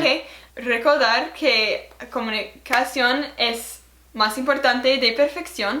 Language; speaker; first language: Spanish; non-native, learner; English